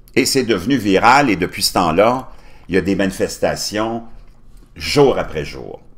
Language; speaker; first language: French; native; French